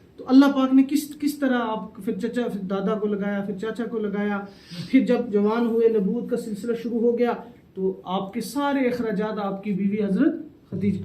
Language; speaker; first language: Urdu; non-native, local second language; Saraiki